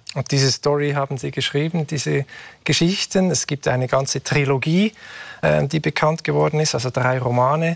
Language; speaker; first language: German; native; German